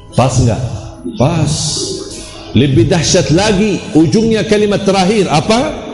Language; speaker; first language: Malay; non-native, fluent; Arabic